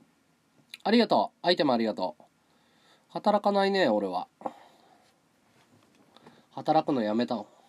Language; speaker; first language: Japanese; native; Japanese